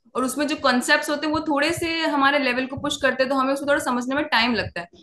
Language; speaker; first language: Hindi; native; Hindi